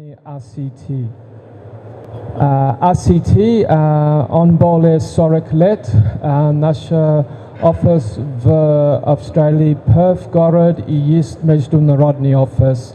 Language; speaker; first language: Russian; non-native, learner; English